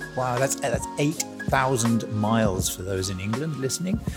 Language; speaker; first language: English; native; English